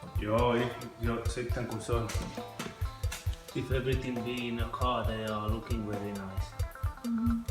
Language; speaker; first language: English; non-native, learner; Finnish